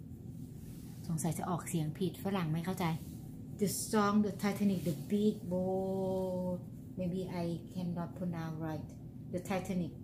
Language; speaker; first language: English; non-native, learner; Thai